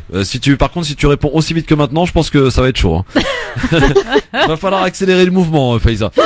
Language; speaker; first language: French; native; French